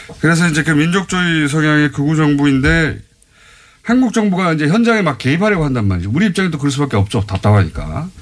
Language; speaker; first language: Korean; native; Korean